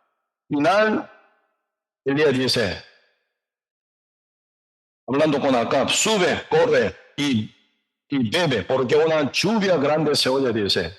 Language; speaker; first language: Spanish; non-native, learner; Korean